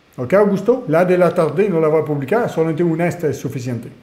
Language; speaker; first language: Spanish; non-native, fluent; French